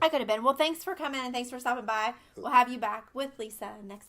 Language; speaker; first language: English; native; English